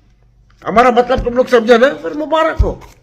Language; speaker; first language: Hindi; non-native, learner; Arabic